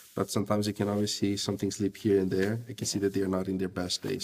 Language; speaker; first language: English; non-native, fluent; Portuguese